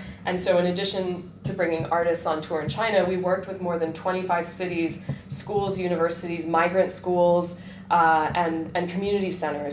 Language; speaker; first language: English; native; English